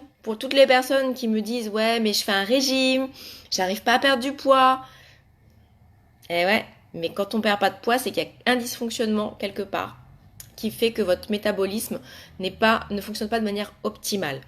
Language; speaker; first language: French; native; French